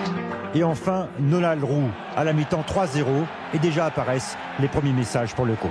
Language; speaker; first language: French; native; French